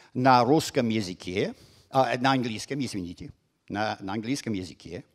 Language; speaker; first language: Russian; non-native, fluent; English